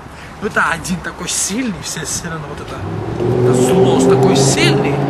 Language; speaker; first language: Russian; non-native, fluent; Mingrelian